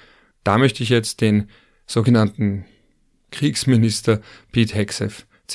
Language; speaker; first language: German; native; German